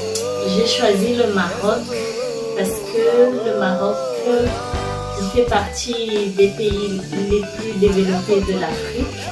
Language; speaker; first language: French; non-native, local second language; Malagasy